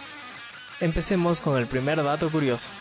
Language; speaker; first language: Spanish; native; Spanish